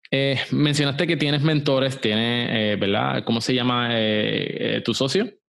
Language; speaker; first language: Spanish; native; Spanish